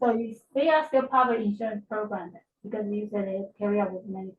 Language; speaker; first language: English; non-native, learner; Chinese